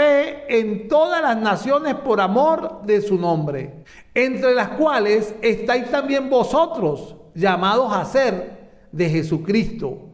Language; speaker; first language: Spanish; native; Spanish